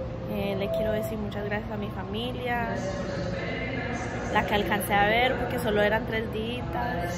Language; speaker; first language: Spanish; early bilingual, heritage; Spanish